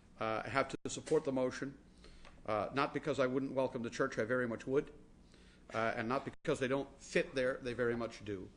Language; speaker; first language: English; native; English